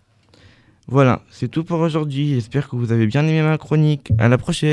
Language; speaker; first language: French; native; French